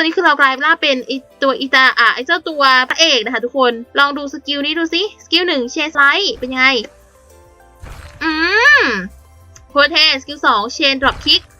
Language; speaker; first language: Thai; native; Thai